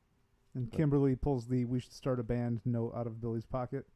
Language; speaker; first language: English; native; English